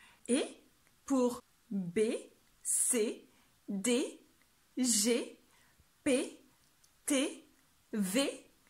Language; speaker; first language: French; native; French